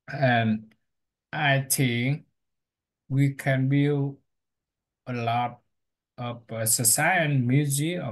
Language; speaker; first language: English; non-native, learner; Vietnamese